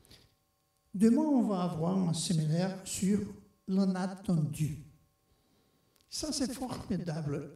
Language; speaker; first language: French; non-native, fluent; Portuguese